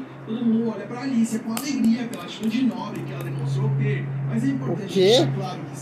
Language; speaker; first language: Portuguese; native; Portuguese